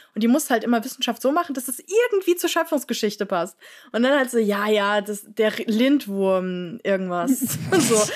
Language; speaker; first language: German; native; German